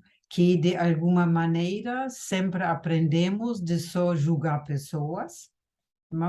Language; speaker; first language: Portuguese; non-native, fluent; German